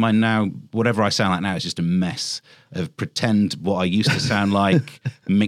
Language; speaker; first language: English; native; English